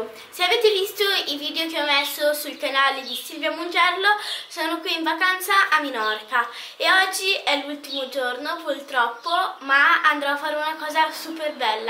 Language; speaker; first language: Italian; native; Italian